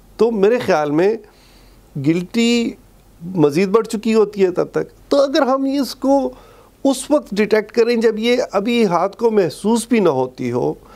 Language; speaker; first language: Urdu; non-native, local second language; Pashto